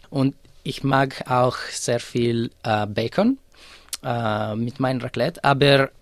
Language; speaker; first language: German; non-native, fluent; Italian